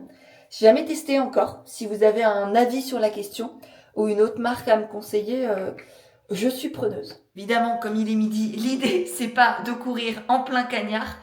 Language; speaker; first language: French; native; French